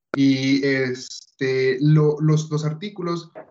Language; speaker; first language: Spanish; native; Spanish